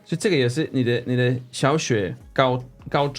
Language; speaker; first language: Chinese; non-native, fluent; Swedish